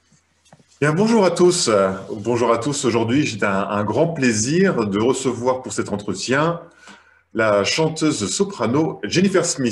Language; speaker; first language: French; native; French